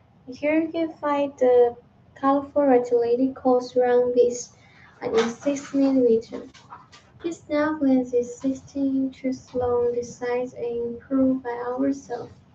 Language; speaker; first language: English; non-native, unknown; Chinese